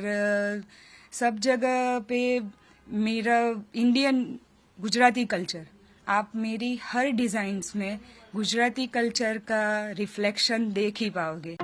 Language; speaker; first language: Hindi; non-native, local second language; Gujarati